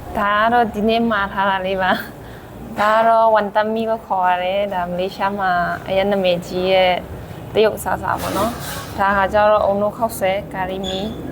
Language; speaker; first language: Burmese; native; Burmese